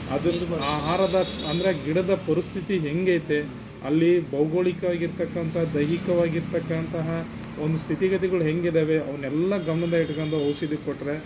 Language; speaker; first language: Kannada; native; Kannada